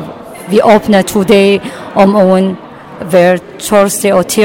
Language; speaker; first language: Danish; non-native, learner; Arabic